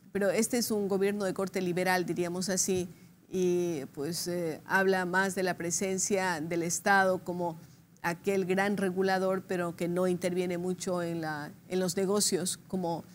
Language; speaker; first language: Spanish; native; Spanish